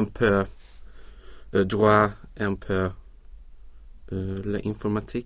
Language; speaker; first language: French; non-native, learner; Swedish